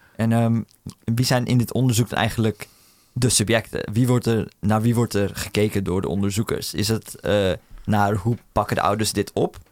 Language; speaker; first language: Dutch; early bilingual, other home language; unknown